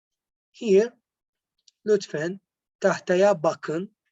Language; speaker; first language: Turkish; non-native, learner; Arabic